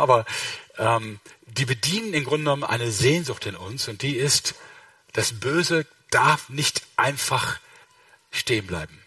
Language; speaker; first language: German; native; German